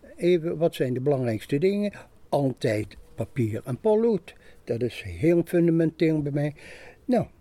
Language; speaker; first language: Dutch; native; Dutch